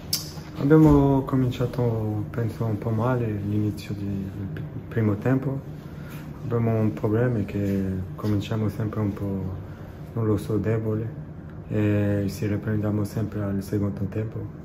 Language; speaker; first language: Italian; non-native, fluent; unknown